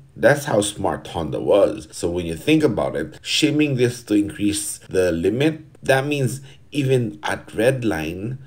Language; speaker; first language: English; non-native, fluent; Portuguese